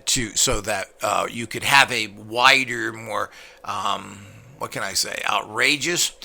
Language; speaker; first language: English; native; English